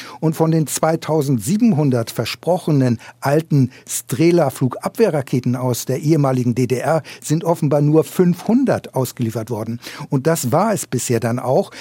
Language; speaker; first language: German; native; German